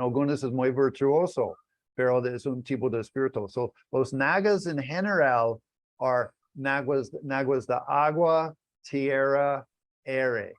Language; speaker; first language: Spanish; non-native, learner; English